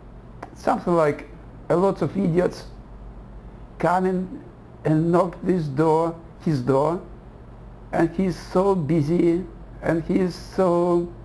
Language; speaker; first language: English; non-native, fluent; Russian